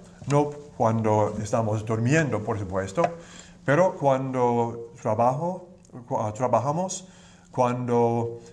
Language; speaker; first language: Spanish; non-native, learner; English